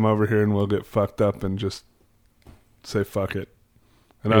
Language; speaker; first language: English; native; English